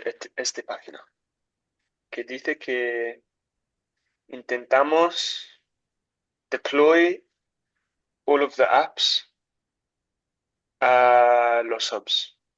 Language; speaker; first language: Spanish; non-native, learner; English